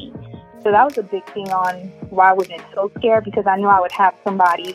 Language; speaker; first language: English; native; English